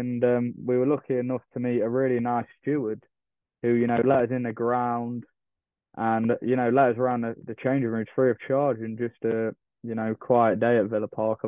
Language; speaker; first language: English; native; English